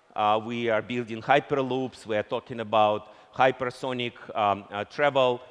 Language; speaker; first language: English; non-native, fluent; Russian